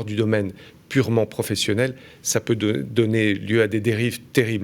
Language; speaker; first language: French; native; French